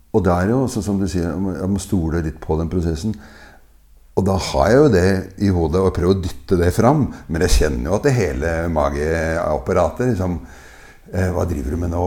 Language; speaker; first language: Norwegian; native; Norwegian